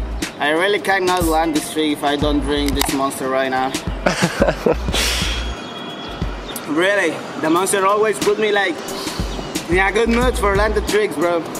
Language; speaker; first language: English; non-native, learner; Spanish